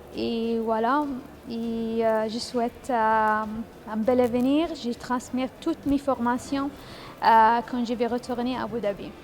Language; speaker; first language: French; non-native, fluent; Arabic